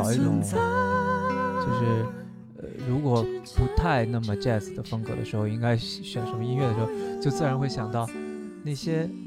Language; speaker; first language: Chinese; native; Chinese